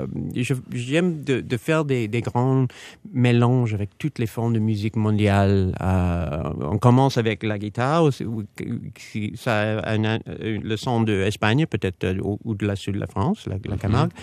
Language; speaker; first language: French; non-native, fluent; English